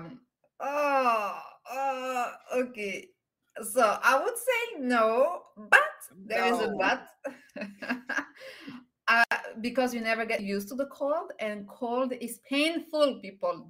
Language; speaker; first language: English; non-native, fluent; French